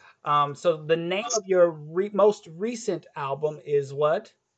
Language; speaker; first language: English; native; English